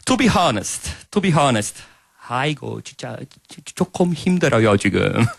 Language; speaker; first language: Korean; non-native, fluent; Italian